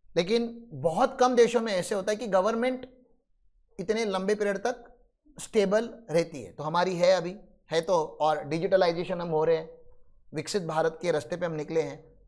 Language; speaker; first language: Hindi; non-native, local second language; Marathi